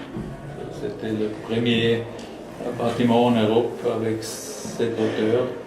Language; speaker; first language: French; non-native, learner; German